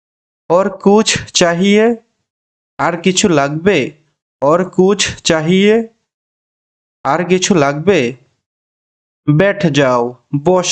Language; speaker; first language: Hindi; non-native, learner; Bangla